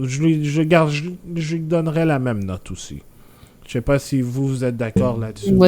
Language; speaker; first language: French; native; French